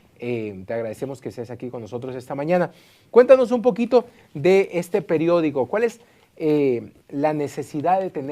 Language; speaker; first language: Spanish; native; Spanish